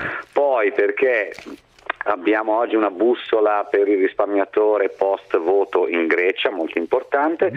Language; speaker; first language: Italian; native; Italian